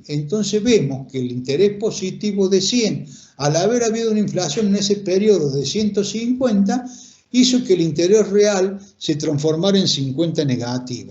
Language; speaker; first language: Spanish; native; Spanish